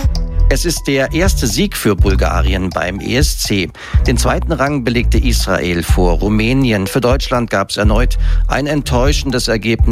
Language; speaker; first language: German; native; German